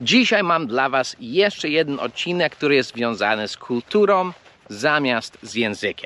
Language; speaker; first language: Polish; early bilingual, heritage; Polish